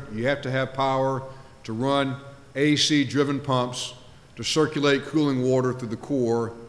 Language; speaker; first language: English; native; English